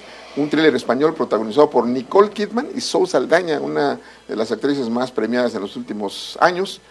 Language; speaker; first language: Spanish; native; Spanish